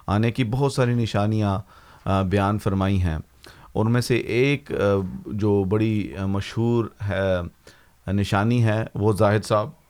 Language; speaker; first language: Urdu; native; Urdu